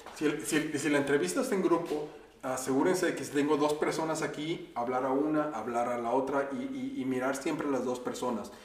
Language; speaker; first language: Spanish; native; Spanish